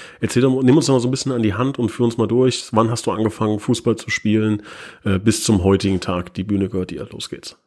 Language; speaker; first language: German; native; German